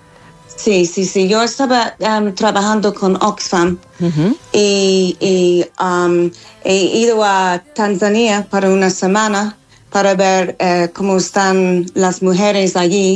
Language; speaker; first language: Spanish; non-native, fluent; English